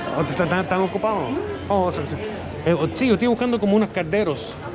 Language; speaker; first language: Spanish; non-native, fluent; English